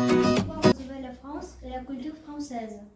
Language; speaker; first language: French; non-native, learner; Russian